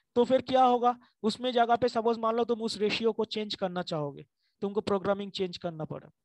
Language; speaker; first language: Hindi; non-native, local second language; Bangla